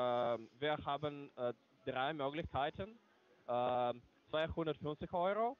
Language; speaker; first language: German; non-native, learner; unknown